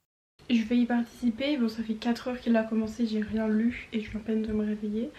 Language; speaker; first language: French; native; French